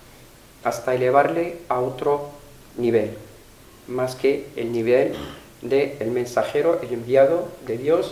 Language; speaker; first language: Spanish; non-native, fluent; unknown